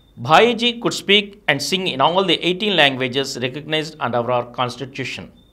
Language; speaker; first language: English; non-native, local second language; Telugu